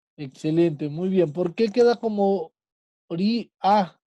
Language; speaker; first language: Spanish; native; Spanish